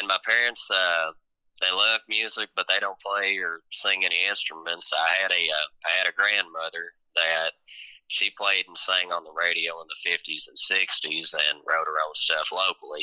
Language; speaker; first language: English; native; English